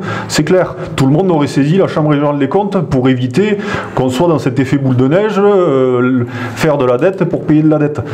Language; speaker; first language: French; native; French